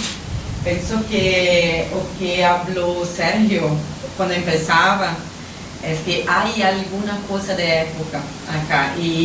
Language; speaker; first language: Spanish; non-native, fluent; Portuguese